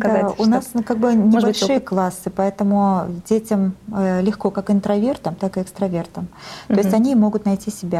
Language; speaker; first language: Russian; native; Russian